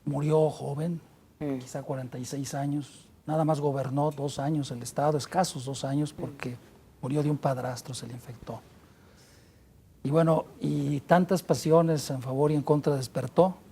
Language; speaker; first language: Spanish; native; Spanish